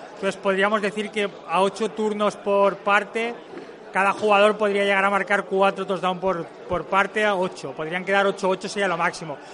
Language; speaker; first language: Spanish; non-native, local second language; Catalan